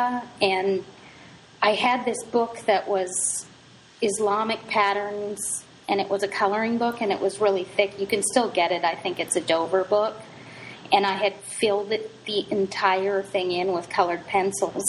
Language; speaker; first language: English; native; English